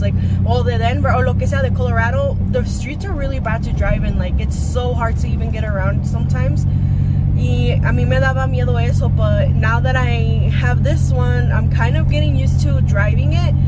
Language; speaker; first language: English; early bilingual, other home language; Spanish